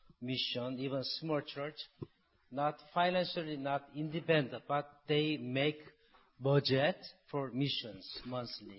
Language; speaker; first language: English; non-native, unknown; Korean